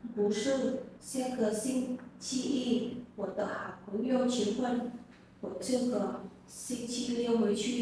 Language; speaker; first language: Chinese; non-native, learner; Vietnamese